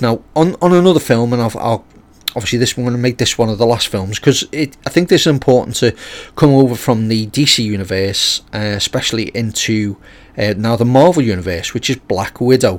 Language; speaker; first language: English; native; English